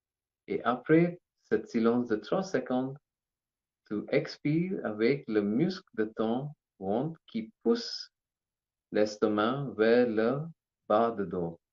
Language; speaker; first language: French; non-native, learner; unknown